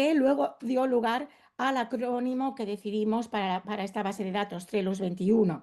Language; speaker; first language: Spanish; native; Spanish